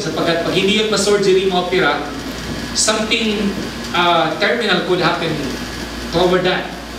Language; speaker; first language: English; non-native, local second language; Cebuano